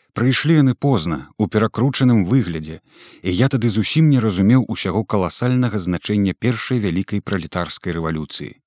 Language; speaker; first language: Belarusian; native; Belarusian